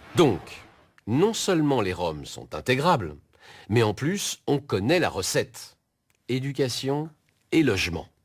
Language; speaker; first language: French; native; French